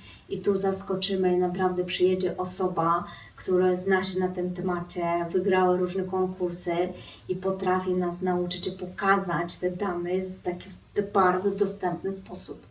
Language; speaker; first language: Polish; non-native, fluent; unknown